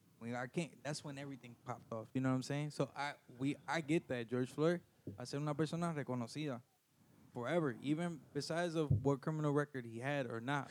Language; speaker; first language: English; early bilingual, other home language; Spanish